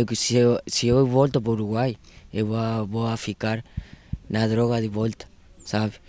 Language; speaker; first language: Portuguese; non-native, learner; Spanish